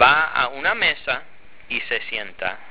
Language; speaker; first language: Spanish; non-native, fluent; English